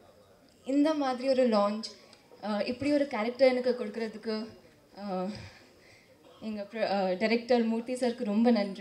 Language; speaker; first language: Tamil; non-native, fluent; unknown